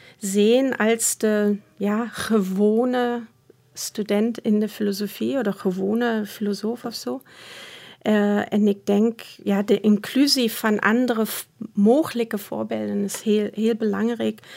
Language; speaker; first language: Dutch; non-native, fluent; German